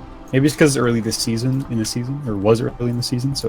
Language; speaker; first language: English; native; English